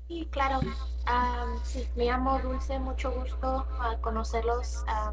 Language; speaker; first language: Spanish; early bilingual, heritage; Spanish